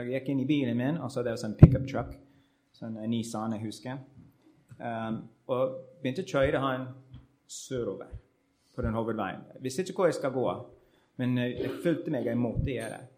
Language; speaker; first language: Norwegian; non-native, learner; English